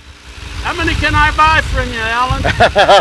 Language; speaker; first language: English; native; English